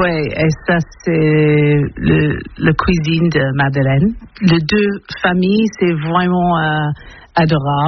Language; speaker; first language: French; non-native, learner; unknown